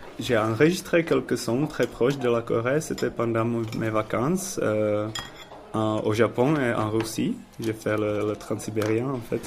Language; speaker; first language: French; non-native, learner; Czech